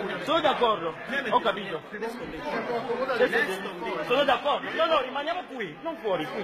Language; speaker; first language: Italian; non-native, fluent; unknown